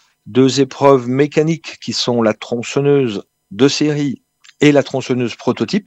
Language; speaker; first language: French; native; French